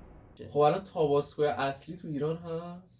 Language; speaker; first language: Persian; native; Persian